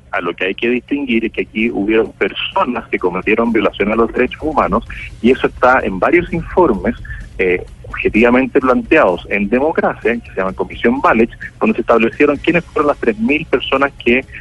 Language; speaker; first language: Spanish; native; Spanish